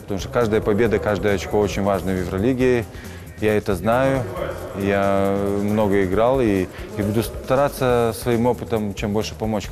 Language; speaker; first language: Russian; non-native, fluent; Lithuanian